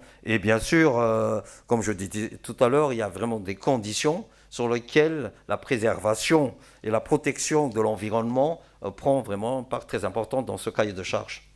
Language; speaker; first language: French; non-native, local second language; Malagasy